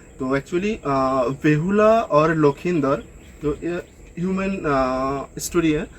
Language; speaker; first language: Hindi; non-native, local second language; Bangla